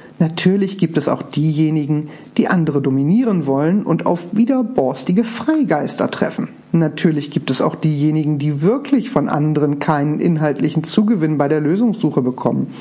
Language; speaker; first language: German; native; German